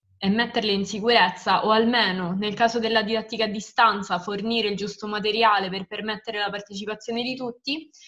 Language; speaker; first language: Italian; native; Italian